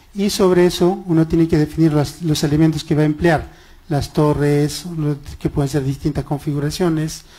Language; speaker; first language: Spanish; non-native, local second language; Quechua